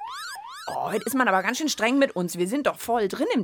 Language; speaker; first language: German; native; German